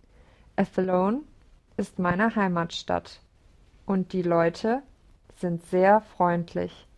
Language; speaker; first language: German; non-native, learner; English